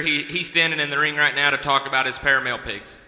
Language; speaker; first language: English; native; English